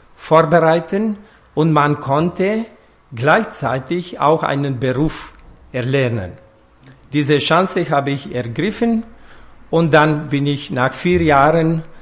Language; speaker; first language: German; non-native, fluent; Romanian